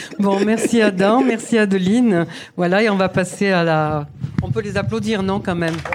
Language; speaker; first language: French; native; French